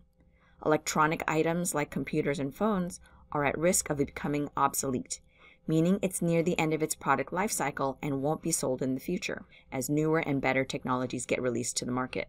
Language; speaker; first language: English; native; English